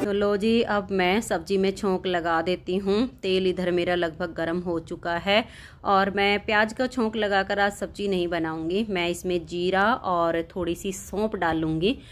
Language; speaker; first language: Hindi; native; Hindi